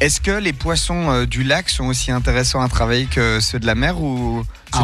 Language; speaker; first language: French; native; French